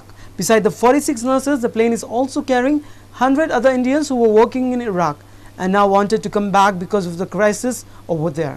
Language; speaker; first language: English; non-native, local second language; Urdu